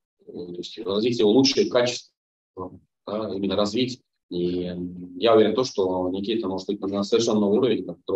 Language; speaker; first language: Russian; native; Russian